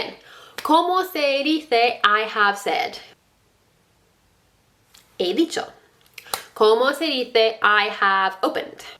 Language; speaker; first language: Spanish; non-native, fluent; English